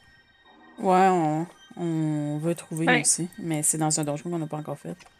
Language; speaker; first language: French; native; French